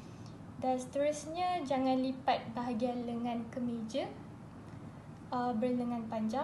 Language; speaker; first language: Malay; native; Malay